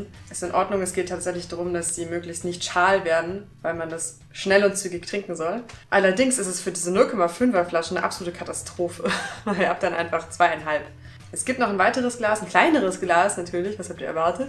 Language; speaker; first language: German; native; German